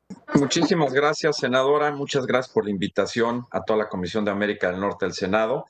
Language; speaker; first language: Spanish; native; Spanish